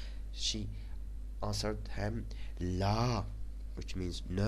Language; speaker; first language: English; non-native, fluent; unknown